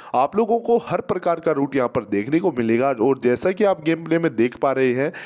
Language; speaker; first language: Hindi; native; Hindi